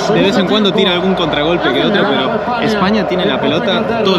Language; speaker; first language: Spanish; native; Spanish